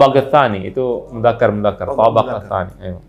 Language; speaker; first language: Arabic; non-native, fluent; Indonesian